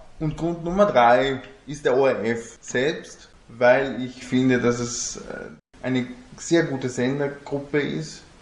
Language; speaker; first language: German; non-native, fluent; Italian